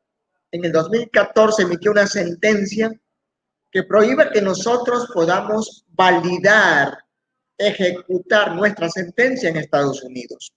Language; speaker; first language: Spanish; native; Spanish